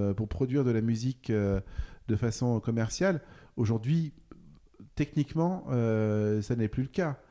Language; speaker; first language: French; native; French